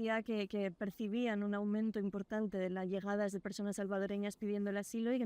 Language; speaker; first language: Spanish; native; Spanish